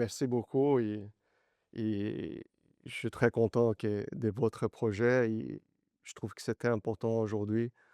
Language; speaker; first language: French; non-native, learner; Portuguese